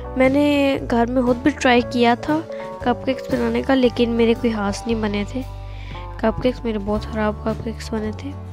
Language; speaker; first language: Urdu; native; Urdu